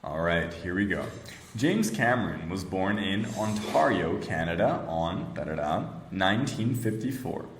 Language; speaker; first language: English; non-native, fluent; Portuguese